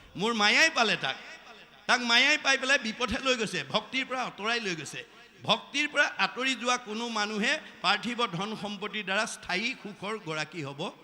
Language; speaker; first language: Assamese; native; Assamese